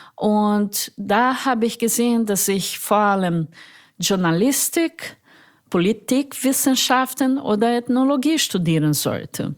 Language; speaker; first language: German; non-native, fluent; Portuguese